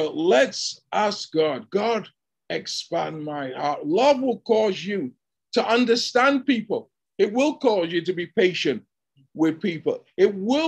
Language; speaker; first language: English; native; English